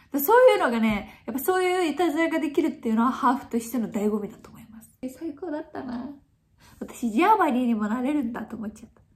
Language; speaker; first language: Japanese; native; Japanese